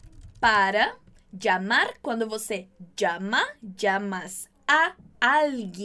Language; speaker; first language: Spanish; non-native, fluent; Portuguese